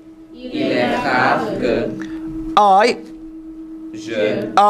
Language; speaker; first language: French; non-native, learner; English